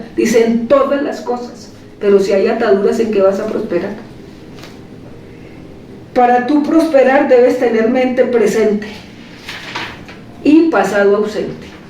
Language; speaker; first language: Spanish; native; Spanish